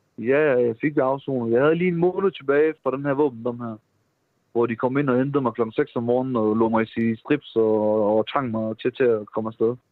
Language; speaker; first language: Danish; early bilingual, other home language; Persian